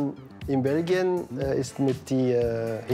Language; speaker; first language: German; non-native, learner; Dutch